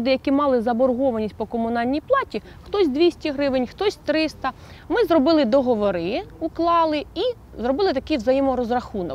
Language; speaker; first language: Ukrainian; native; Ukrainian